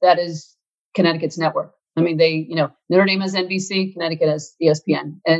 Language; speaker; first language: English; native; English